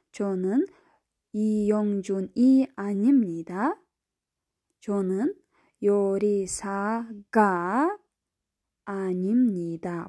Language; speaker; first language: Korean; non-native, fluent; Kyrgyz